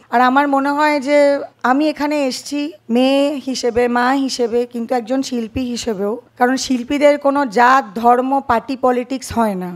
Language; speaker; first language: Bangla; native; Bangla